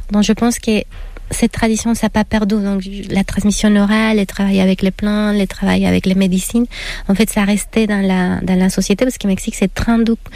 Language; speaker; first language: French; non-native, fluent; Spanish